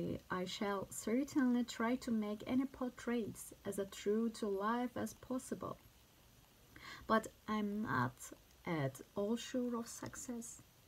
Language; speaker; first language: English; non-native, fluent; Turkish